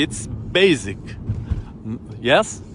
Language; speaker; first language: English; non-native, learner; Portuguese